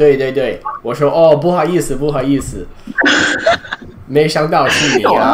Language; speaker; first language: Chinese; non-native, fluent; English